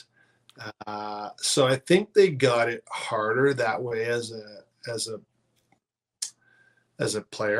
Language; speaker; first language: English; native; English